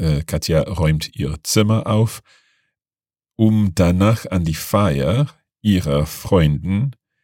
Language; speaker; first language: German; non-native, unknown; English